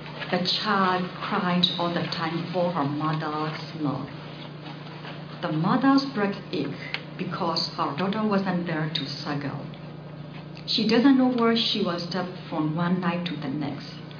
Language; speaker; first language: English; non-native, fluent; Burmese